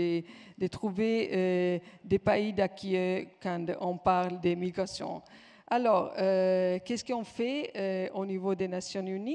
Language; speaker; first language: French; non-native, fluent; Italian